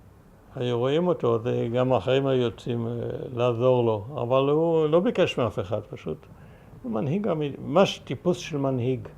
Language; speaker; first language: Hebrew; early bilingual, other home language; German